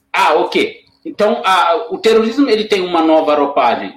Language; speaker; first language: Portuguese; non-native, fluent; Wolof